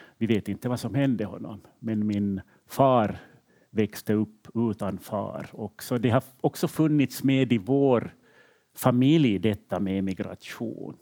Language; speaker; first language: Swedish; native; Swedish